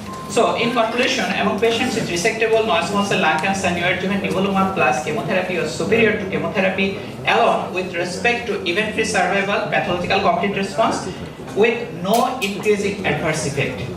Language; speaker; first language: English; non-native, local second language; Bangla